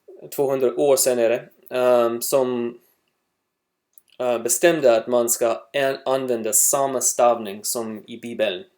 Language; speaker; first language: Swedish; non-native, learner; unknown